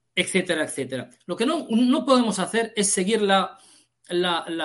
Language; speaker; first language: Spanish; early bilingual, heritage; Arabic